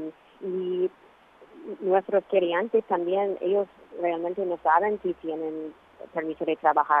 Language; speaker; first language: Spanish; non-native, fluent; English